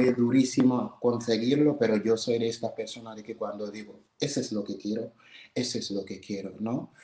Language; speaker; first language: Spanish; non-native, fluent; Wolof